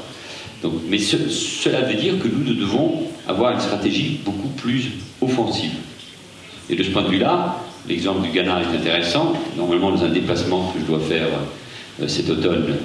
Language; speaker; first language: French; native; French